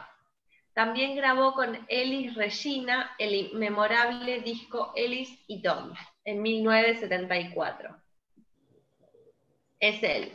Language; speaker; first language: Spanish; native; Spanish